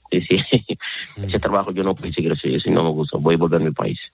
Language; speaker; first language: Spanish; non-native, learner; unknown